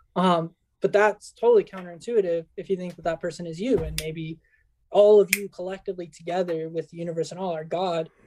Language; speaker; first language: English; early bilingual, other home language; Spanish